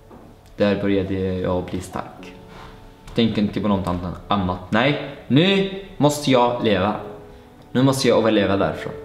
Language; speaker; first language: Swedish; non-native, fluent; Arabic